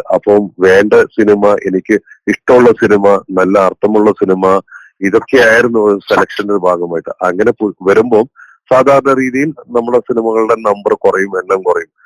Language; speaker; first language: Malayalam; native; Malayalam